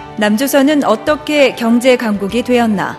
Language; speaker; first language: Korean; native; Korean